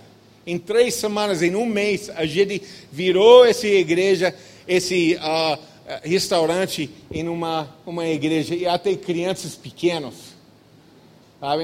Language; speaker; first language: Portuguese; non-native, fluent; English